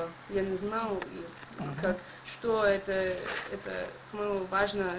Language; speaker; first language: Russian; non-native, learner; English